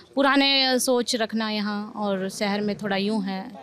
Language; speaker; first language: Hindi; native; Hindi